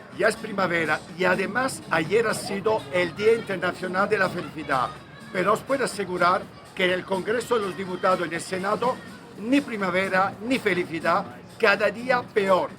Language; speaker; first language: Spanish; non-native, fluent; Italian